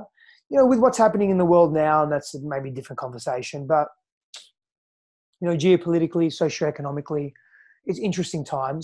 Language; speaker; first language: English; native; English